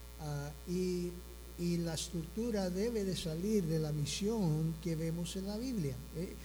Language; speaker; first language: Spanish; early bilingual, heritage; Spanish